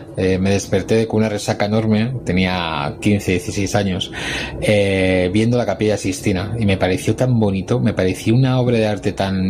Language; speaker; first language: Spanish; native; Spanish